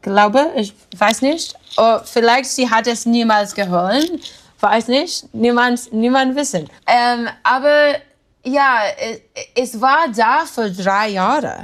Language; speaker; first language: German; non-native, learner; English